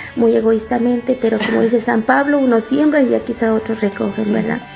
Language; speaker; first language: Spanish; native; Spanish